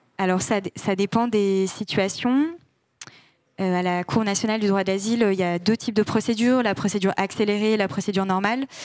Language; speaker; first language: French; native; French